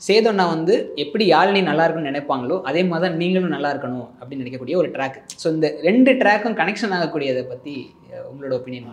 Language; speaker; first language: Tamil; native; Tamil